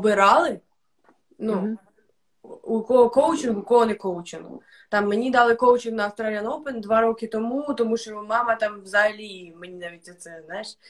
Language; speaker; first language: Ukrainian; non-native, local second language; Russian